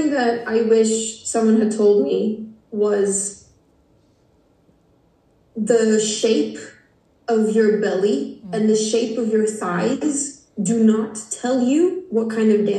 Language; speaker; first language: English; non-native, fluent; Portuguese